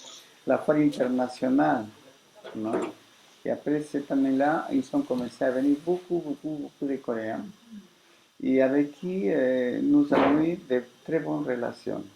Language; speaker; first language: French; non-native, fluent; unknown